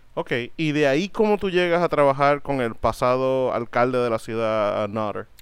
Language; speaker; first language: Spanish; native; Spanish